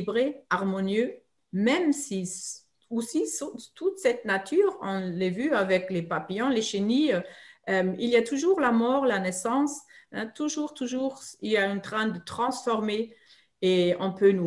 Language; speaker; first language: French; non-native, fluent; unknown